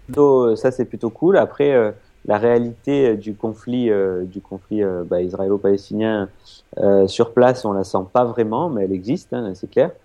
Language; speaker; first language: French; native; French